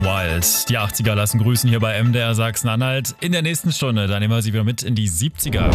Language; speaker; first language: German; native; German